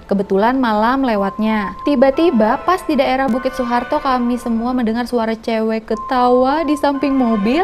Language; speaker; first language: Indonesian; native; Indonesian